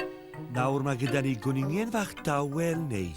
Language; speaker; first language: Welsh; native; Welsh